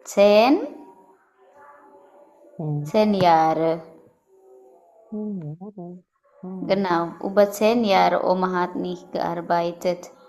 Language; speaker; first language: German; non-native, learner; Indonesian